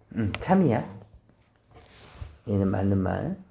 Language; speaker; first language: Korean; native; Korean